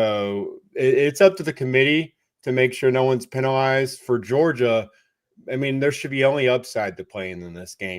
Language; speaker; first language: English; native; English